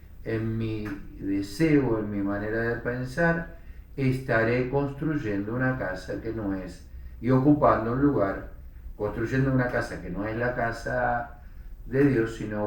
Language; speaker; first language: Spanish; native; Spanish